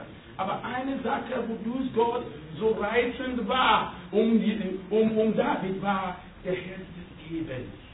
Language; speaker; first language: German; non-native, learner; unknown